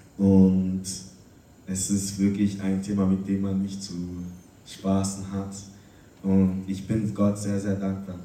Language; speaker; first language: German; early bilingual, other home language; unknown